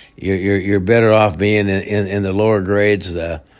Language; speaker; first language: English; native; English